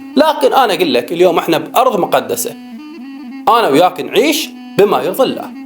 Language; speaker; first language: Arabic; native; Arabic